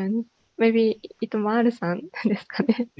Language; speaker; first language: Japanese; native; Japanese